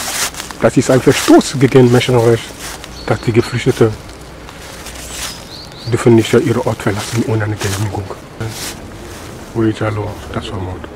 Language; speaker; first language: German; non-native, learner; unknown